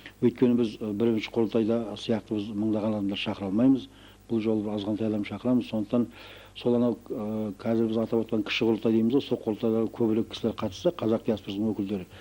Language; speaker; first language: Kazakh; early bilingual, heritage; Kazakh